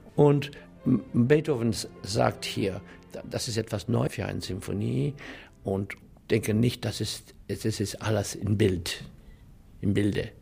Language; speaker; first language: German; non-native, fluent; English